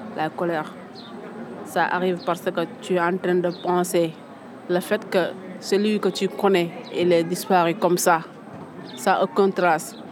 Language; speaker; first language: French; non-native, local second language; Fula